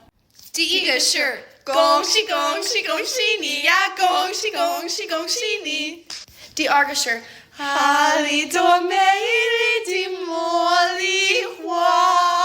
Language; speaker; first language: Chinese; non-native, learner; English